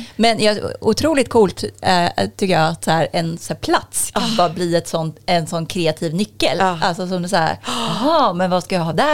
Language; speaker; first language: Swedish; native; Swedish